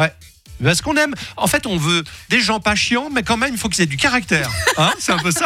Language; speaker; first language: French; native; French